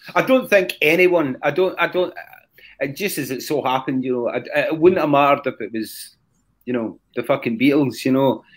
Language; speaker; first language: English; native; English